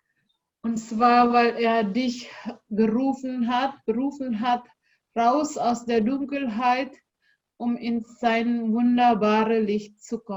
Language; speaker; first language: German; non-native, learner; Indonesian